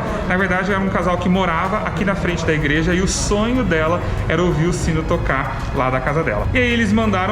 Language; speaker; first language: Portuguese; native; Portuguese